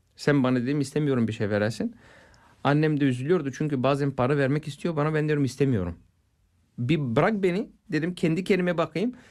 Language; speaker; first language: Turkish; non-native, fluent; Bulgarian